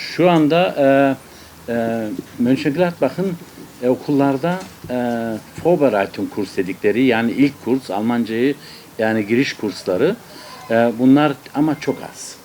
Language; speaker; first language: Turkish; native; Turkish